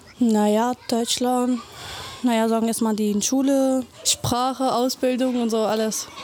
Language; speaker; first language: German; early bilingual, other home language; Arabic